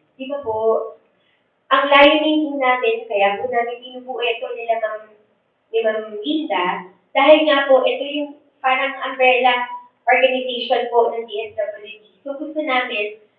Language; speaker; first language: Filipino; native; Filipino